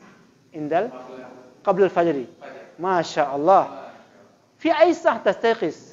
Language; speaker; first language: Arabic; non-native, fluent; Indonesian